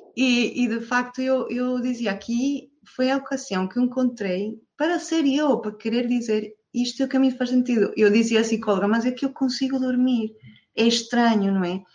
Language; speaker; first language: Portuguese; non-native, fluent; Spanish